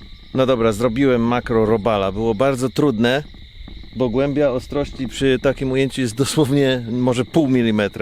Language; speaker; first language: Polish; native; Polish